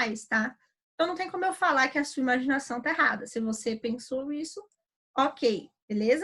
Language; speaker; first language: Portuguese; native; Portuguese